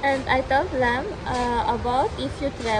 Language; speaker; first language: English; non-native, learner; Russian